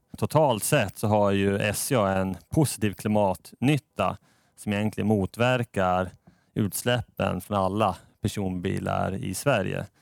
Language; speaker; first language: Swedish; native; Swedish